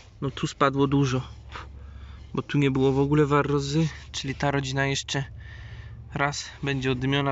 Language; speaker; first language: Polish; native; Polish